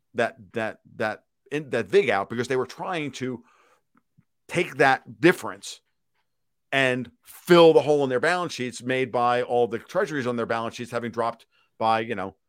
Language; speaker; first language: English; native; English